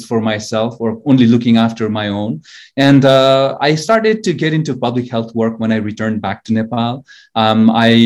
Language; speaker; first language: English; non-native, local second language; Nepali